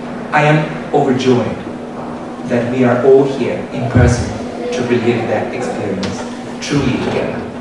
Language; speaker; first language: English; non-native, fluent; Spanish